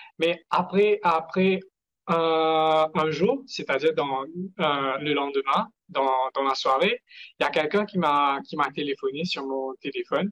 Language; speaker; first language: French; non-native, local second language; Morisyen